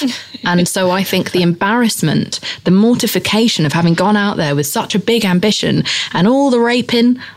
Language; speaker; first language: English; native; English